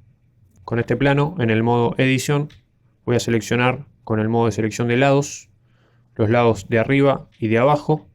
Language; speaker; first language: Spanish; native; Spanish